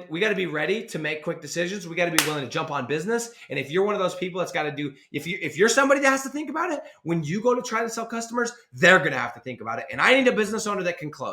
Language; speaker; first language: English; native; English